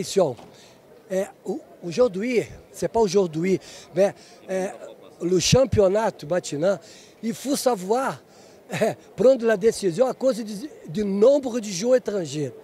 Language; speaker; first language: French; non-native, fluent; Portuguese